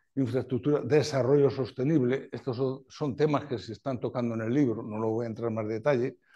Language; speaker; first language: Spanish; native; Spanish